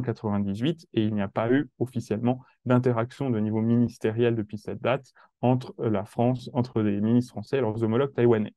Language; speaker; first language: French; native; French